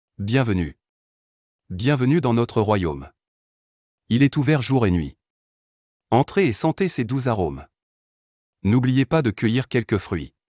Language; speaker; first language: French; non-native, local second language; Arabic